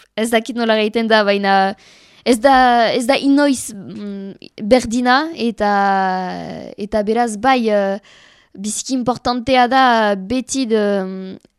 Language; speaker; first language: Basque; non-native, learner; French